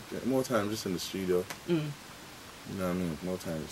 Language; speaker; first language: English; native; English